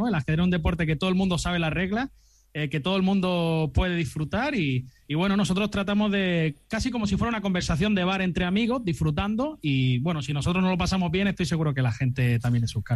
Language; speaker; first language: Spanish; native; Spanish